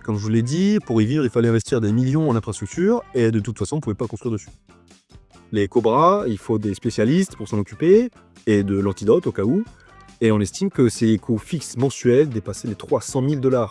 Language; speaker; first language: French; native; French